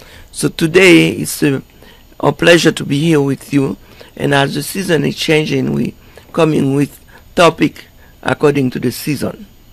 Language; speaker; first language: English; non-native, fluent; Haitian Creole